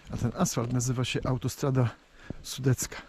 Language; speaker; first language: Polish; native; Polish